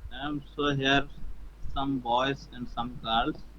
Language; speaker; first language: English; non-native, learner; Bangla